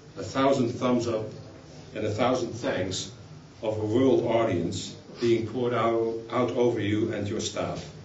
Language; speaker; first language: English; non-native, fluent; Dutch